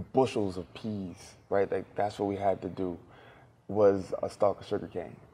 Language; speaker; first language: English; native; English